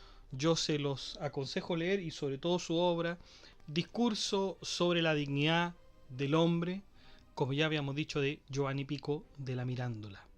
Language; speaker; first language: Spanish; native; Spanish